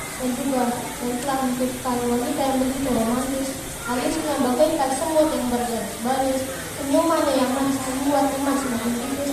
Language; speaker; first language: Indonesian; native; Indonesian